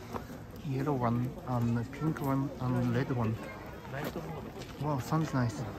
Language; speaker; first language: English; non-native, learner; Japanese